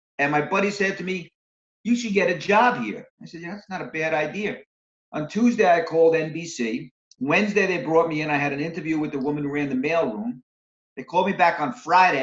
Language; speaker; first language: English; native; English